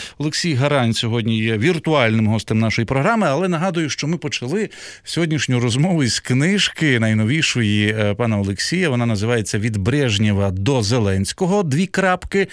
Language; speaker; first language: Ukrainian; native; Ukrainian